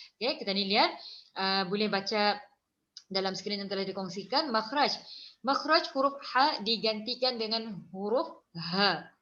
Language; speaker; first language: Malay; native; Malay